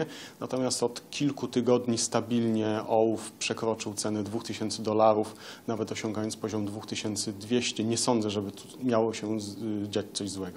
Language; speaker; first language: Polish; native; Polish